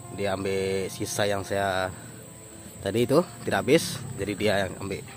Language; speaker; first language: Malay; non-native, local second language; Iban